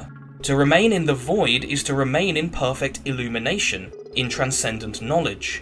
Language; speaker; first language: English; native; English